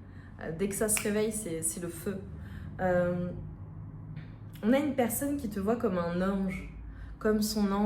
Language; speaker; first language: French; native; French